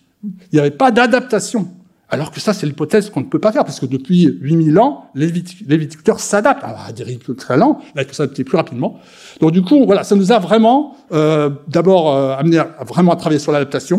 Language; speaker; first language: French; native; French